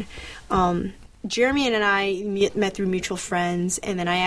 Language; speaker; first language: English; early bilingual, other home language; Chinese